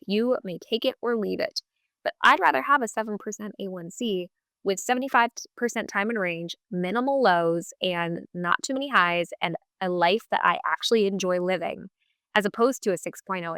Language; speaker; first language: English; native; English